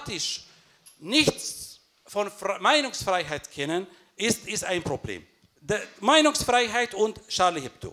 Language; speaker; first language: German; non-native, fluent; Arabic